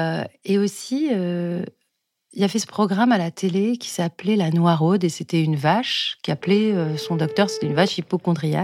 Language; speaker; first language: French; native; French